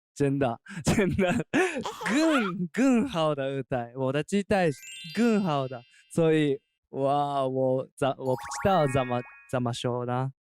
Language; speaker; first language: Chinese; non-native, learner; Japanese